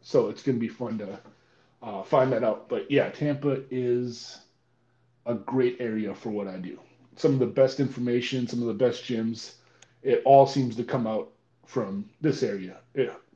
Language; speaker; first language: English; native; English